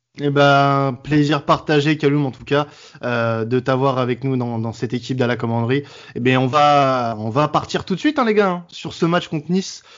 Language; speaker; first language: French; native; French